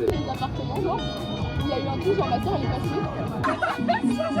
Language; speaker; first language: French; native; French